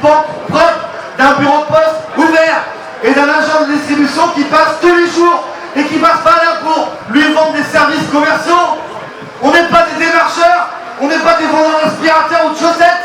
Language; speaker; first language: French; native; French